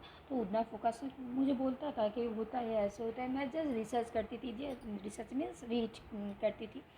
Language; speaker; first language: Hindi; non-native, local second language; Bangla